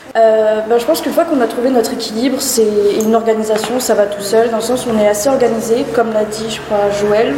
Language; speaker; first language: French; native; French